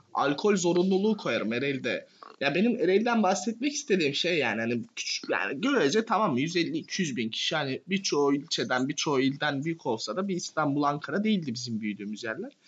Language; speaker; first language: Turkish; native; Turkish